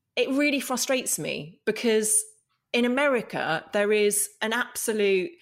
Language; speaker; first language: English; native; English